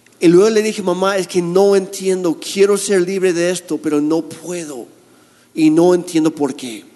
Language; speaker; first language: Spanish; non-native, fluent; English